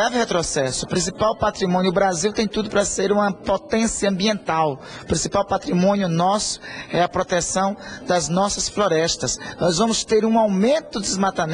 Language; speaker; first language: Portuguese; native; Portuguese